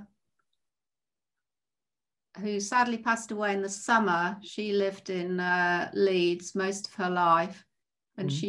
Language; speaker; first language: English; native; English